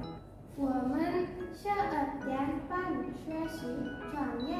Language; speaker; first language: Chinese; non-native, learner; Indonesian